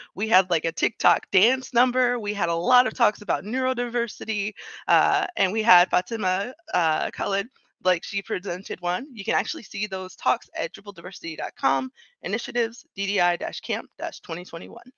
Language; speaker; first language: English; native; English